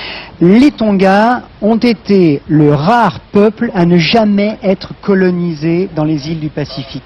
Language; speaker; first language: French; native; French